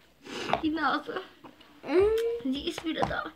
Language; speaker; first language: German; native; German